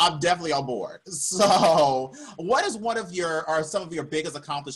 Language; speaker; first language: English; native; English